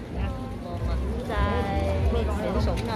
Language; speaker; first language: Chinese; non-native, learner; Vietnamese